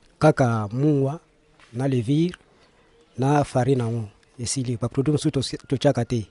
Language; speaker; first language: Lingala; non-native, local second language; Kongo